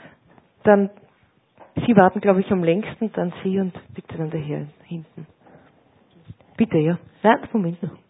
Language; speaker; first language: German; native; German